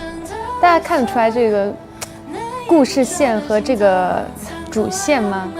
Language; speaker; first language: Chinese; native; Chinese